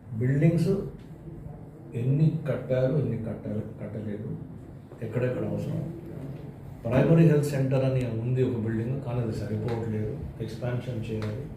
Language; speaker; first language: Telugu; native; Telugu